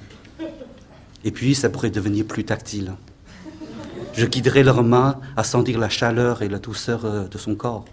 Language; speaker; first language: French; non-native, fluent; Chinese